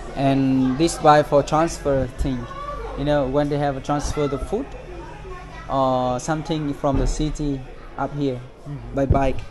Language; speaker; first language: English; non-native, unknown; Vietnamese